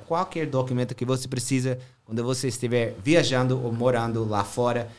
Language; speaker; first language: Portuguese; non-native, fluent; English